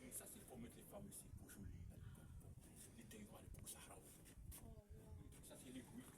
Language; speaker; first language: French; non-native, local second language; Arabic